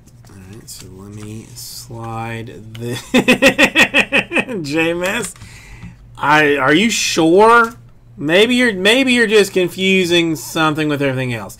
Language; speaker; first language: English; native; English